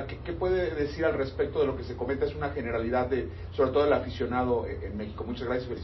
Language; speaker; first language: Spanish; native; Spanish